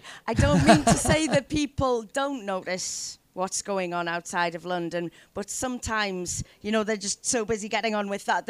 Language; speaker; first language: English; native; English